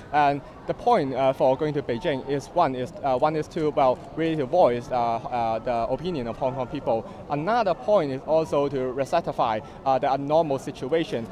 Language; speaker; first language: English; non-native, local second language; Cantonese